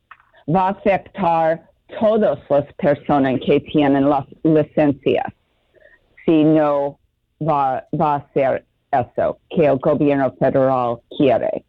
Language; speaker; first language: Spanish; non-native, learner; English